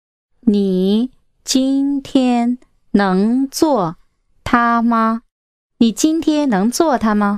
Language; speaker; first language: Chinese; non-native, learner; English